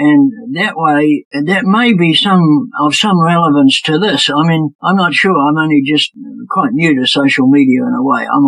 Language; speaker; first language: English; native; English